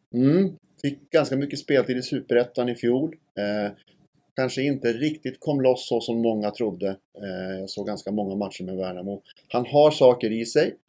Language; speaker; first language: Swedish; native; Swedish